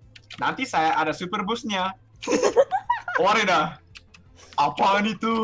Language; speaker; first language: Indonesian; early bilingual, heritage; Indonesian